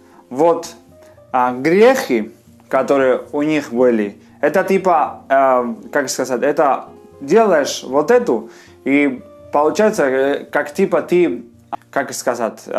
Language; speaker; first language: Russian; non-native, fluent; Spanish